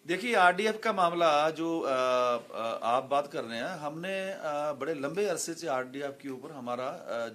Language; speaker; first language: Hindi; non-native, local second language; Punjabi